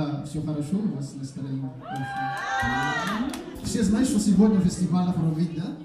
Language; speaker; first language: Russian; non-native, fluent; Malagasy